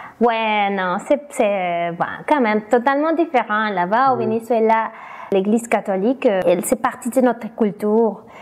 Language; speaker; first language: French; non-native, fluent; Spanish